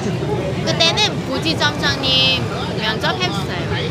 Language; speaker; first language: Korean; non-native, fluent; Vietnamese